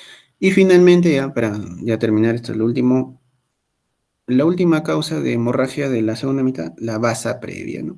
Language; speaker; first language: Spanish; native; Spanish